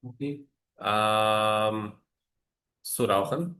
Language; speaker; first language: German; non-native, fluent; Hindi